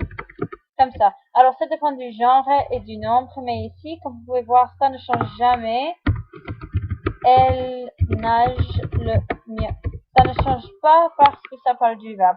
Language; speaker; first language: French; non-native, fluent; English